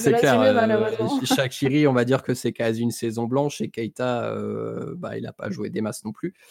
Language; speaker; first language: French; native; French